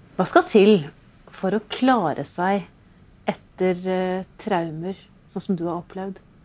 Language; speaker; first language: Norwegian; native; Norwegian